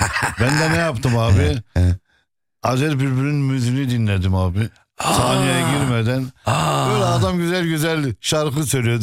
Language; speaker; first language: Turkish; non-native, fluent; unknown